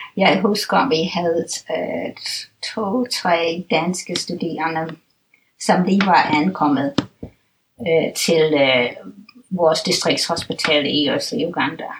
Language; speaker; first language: Danish; non-native, fluent; English